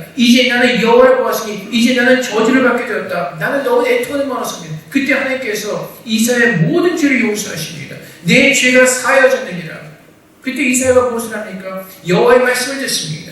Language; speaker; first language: Korean; native; Korean